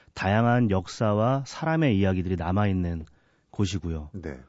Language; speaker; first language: Korean; native; Korean